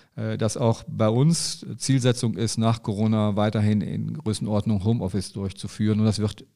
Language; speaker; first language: German; native; German